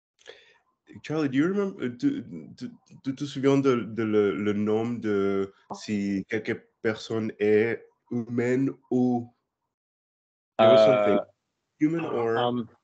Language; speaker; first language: French; non-native, learner; English